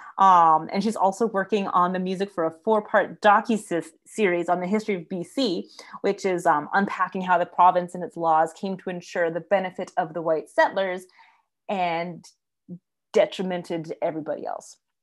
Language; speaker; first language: English; native; English